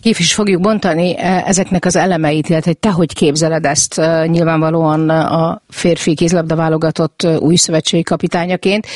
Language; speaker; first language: Hungarian; native; Hungarian